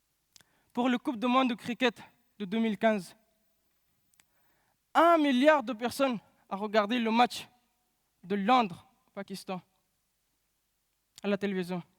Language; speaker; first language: French; non-native, learner; Pashto